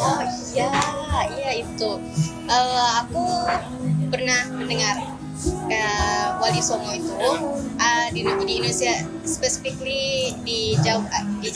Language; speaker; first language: Indonesian; non-native, learner; Thai